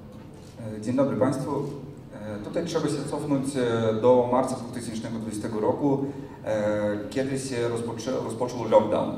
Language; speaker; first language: Polish; non-native, fluent; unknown